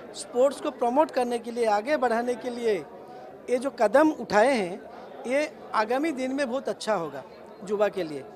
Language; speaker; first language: Hindi; non-native, local second language; Odia